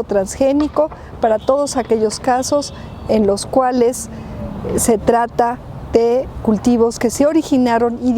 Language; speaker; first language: Spanish; native; Spanish